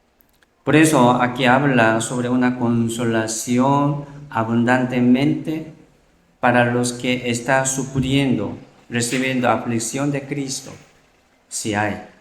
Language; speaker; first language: Spanish; non-native, learner; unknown